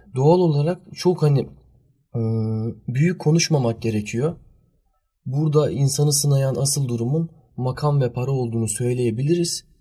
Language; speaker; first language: Turkish; early bilingual, heritage; Turkish